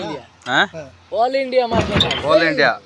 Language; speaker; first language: Hindi; non-native, learner; Kannada